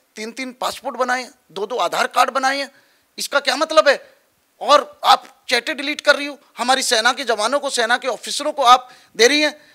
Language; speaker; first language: Hindi; native; Hindi